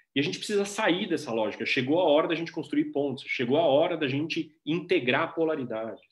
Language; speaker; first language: Portuguese; native; Portuguese